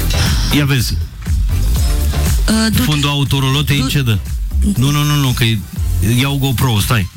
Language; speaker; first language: Romanian; native; Romanian